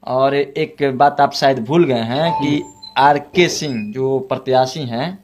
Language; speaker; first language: Hindi; native; Hindi